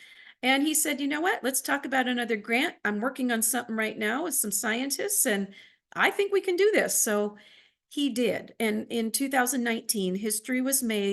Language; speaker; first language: English; native; English